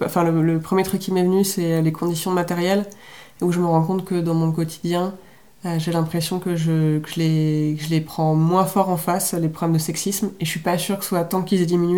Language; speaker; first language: French; native; French